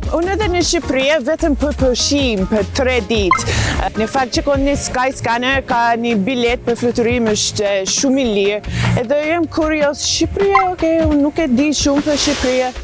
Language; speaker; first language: Albanian; non-native, learner; English